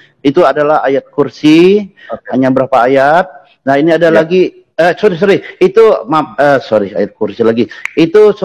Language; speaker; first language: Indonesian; non-native, learner; English